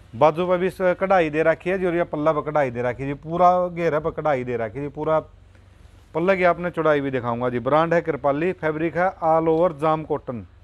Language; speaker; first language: Hindi; native; Hindi